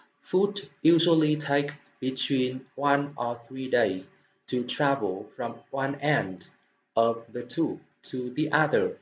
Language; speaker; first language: English; non-native, fluent; Vietnamese